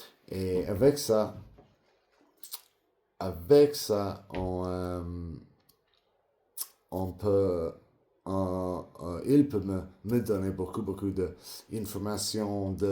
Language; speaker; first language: French; non-native, learner; English